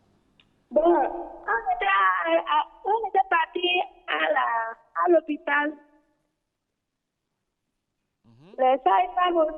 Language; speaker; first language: French; non-native, learner; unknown